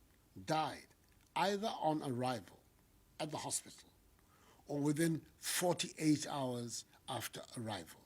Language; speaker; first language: English; non-native, local second language; Akan